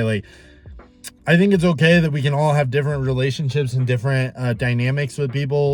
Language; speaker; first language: English; native; English